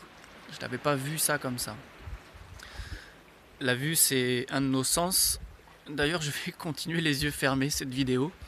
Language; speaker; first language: French; native; French